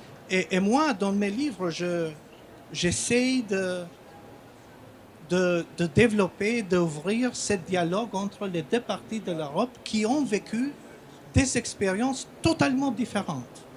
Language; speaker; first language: French; non-native, fluent; Albanian